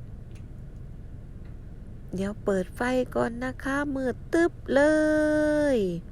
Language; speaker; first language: Thai; native; Thai